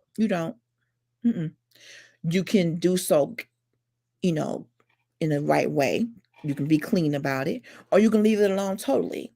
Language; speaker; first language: English; native; English